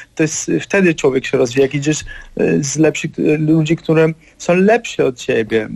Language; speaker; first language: Polish; non-native, fluent; Italian